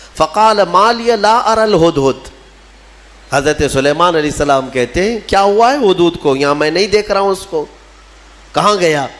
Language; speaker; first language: Urdu; native; Urdu